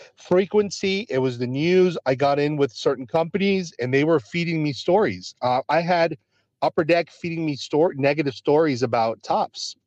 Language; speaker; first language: English; early bilingual, other home language; Spanish